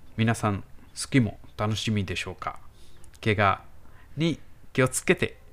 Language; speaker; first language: Japanese; non-native, learner; Bangla